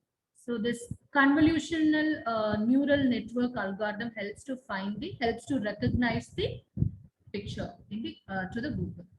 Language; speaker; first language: English; non-native, local second language; Tamil